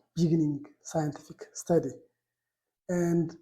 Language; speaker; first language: English; non-native, local second language; Amharic